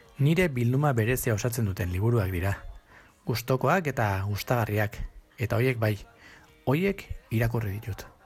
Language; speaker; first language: Basque; non-native, local second language; Spanish